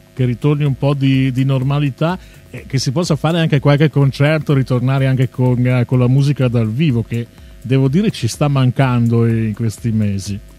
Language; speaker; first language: Italian; native; Italian